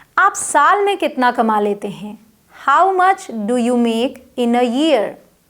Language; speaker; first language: Hindi; native; Hindi